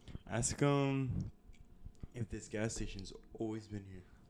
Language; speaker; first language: English; early bilingual, other home language; Spanish